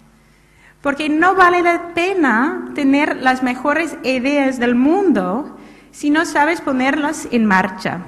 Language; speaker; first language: Spanish; non-native, fluent; English